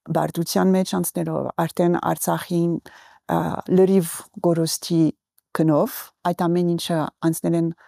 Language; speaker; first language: Armenian; early bilingual, heritage; Armenian